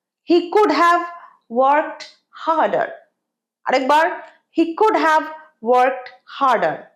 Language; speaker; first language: English; non-native, local second language; Bangla